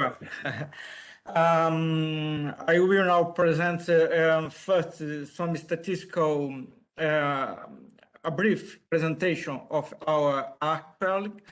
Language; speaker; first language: English; non-native, learner; Portuguese